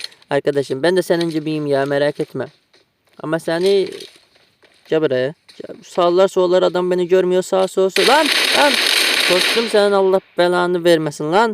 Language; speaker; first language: Turkish; non-native, learner; Azerbaijani